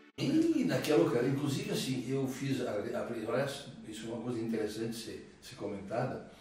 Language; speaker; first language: Portuguese; early bilingual, other home language; Italian